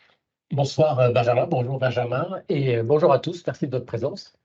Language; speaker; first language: French; native; French